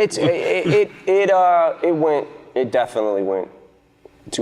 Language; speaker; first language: English; native; English